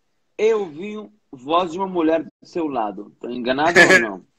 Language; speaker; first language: Portuguese; native; Portuguese